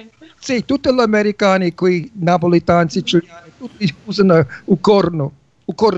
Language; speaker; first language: Italian; early bilingual, heritage; English